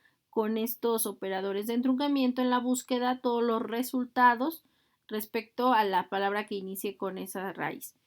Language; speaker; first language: Spanish; native; Spanish